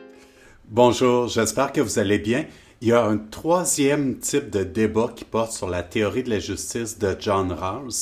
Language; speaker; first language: French; native; French